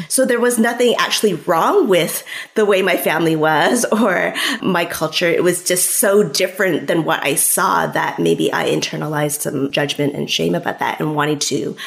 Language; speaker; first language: English; early bilingual, other home language; Cantonese